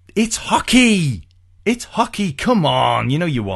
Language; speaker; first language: English; native; English